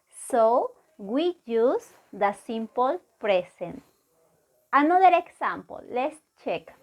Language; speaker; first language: English; non-native, fluent; Spanish